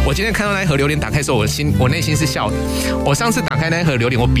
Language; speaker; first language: Chinese; native; Chinese